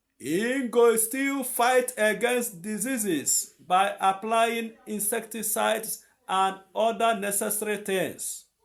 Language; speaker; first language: Nigerian Pidgin; non-native, local second language; Igbo